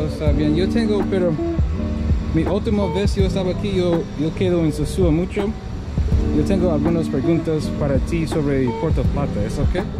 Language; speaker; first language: Spanish; non-native, learner; English